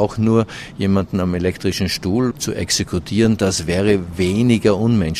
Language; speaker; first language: German; native; German